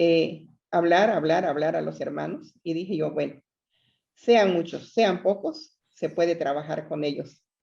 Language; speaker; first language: Spanish; native; Spanish